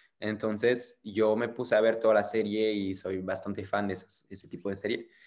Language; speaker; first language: Spanish; non-native, fluent; French